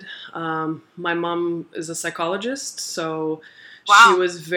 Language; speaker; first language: English; early bilingual, other home language; Portuguese